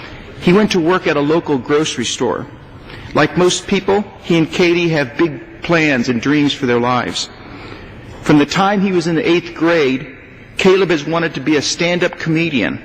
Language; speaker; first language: English; native; English